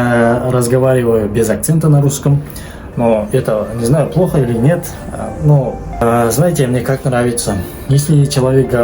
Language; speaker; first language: Russian; non-native, local second language; Kazakh